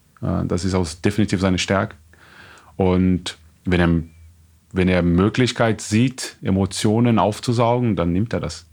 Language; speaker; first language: German; non-native, fluent; Portuguese